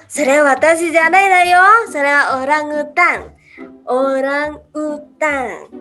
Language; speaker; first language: Japanese; non-native, learner; Indonesian